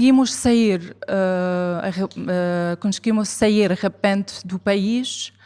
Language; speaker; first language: Portuguese; non-native, fluent; Arabic